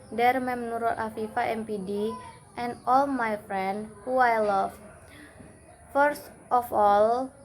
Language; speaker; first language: English; non-native, learner; Indonesian